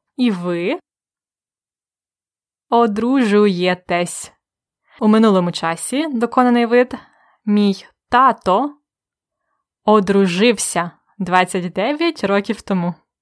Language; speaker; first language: Ukrainian; native; Ukrainian